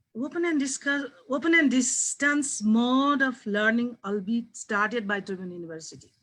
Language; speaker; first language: English; non-native, local second language; Nepali